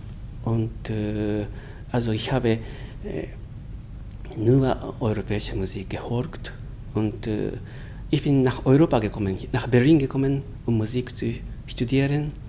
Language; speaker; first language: German; non-native, learner; Japanese